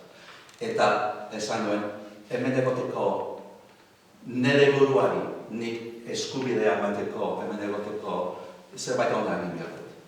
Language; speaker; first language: Basque; non-native, fluent; English